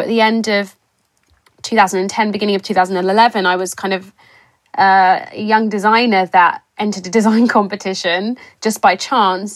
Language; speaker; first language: English; native; English